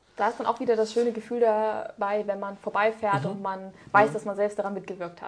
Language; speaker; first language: German; native; German